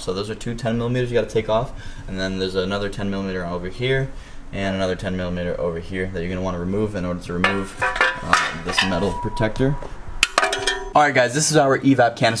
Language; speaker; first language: English; native; English